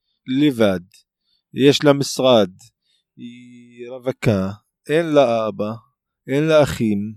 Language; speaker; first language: Hebrew; non-native, local second language; Arabic